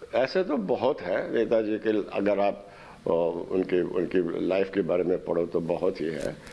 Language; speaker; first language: Hindi; non-native, local second language; Bangla